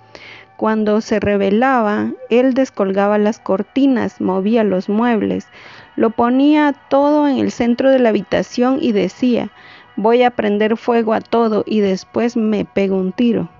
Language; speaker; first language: Spanish; native; Spanish